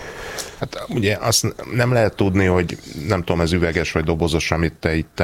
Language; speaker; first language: Hungarian; native; Hungarian